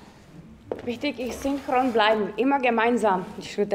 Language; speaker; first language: German; non-native, fluent; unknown